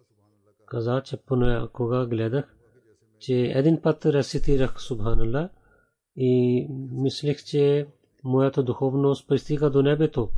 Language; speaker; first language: Bulgarian; non-native, learner; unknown